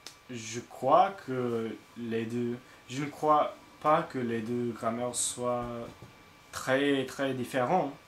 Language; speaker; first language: French; non-native, learner; English